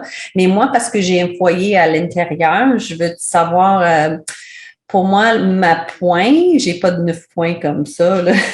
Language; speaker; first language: French; non-native, learner; English